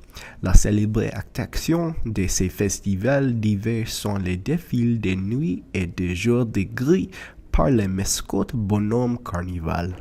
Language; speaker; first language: French; non-native, learner; English